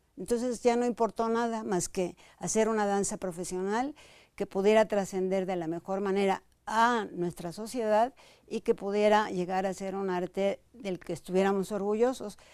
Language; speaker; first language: Spanish; native; Spanish